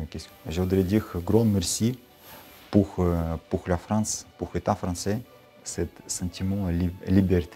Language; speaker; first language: French; non-native, learner; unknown